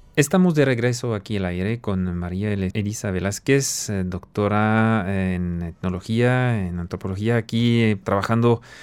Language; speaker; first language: Spanish; non-native, fluent; French